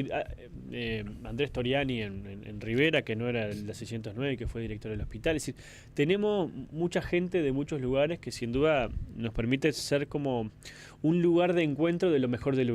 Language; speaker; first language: Spanish; native; Spanish